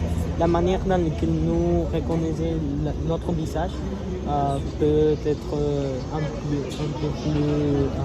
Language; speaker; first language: French; non-native, learner; Spanish